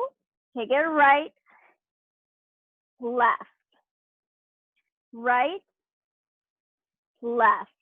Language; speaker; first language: English; native; English